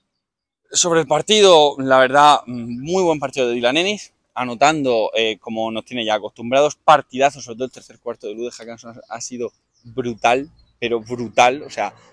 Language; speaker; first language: Spanish; native; Spanish